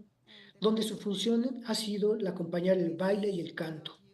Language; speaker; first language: Spanish; native; Spanish